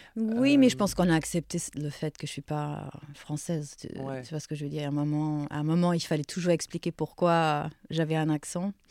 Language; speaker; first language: French; non-native, fluent; German